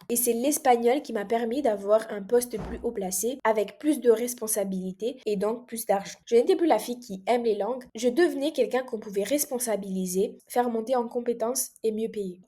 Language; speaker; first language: French; non-native, local second language; Comorian